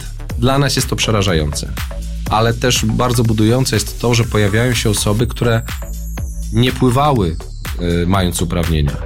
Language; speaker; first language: Polish; native; Polish